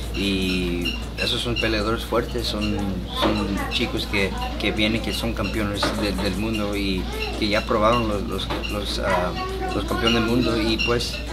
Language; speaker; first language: Spanish; early bilingual, heritage; Spanish